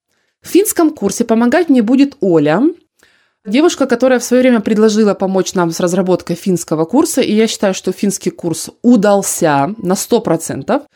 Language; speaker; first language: Russian; native; Russian